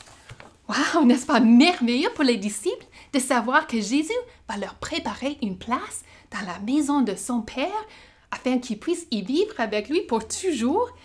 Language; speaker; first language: French; native; French